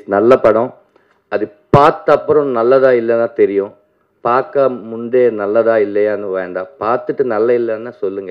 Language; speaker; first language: Tamil; non-native, learner; Telugu